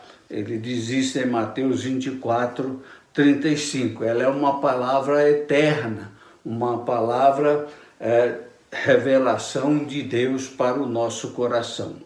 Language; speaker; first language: Portuguese; native; Portuguese